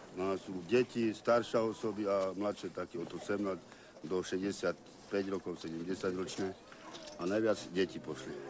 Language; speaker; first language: Slovak; non-native, local second language; Romany